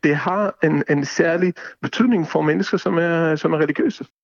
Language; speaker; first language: Danish; non-native, fluent; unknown